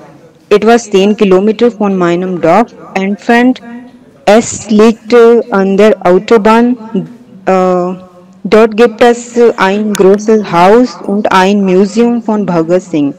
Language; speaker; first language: German; non-native, learner; Punjabi